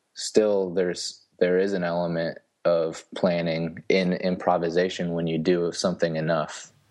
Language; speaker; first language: English; native; English